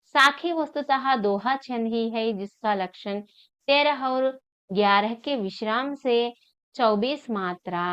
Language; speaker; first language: Hindi; non-native, local second language; Telugu